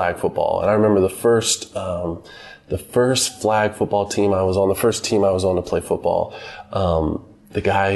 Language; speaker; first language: English; native; English